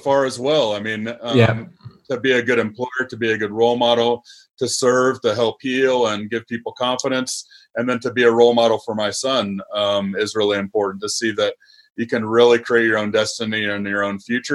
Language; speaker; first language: English; native; English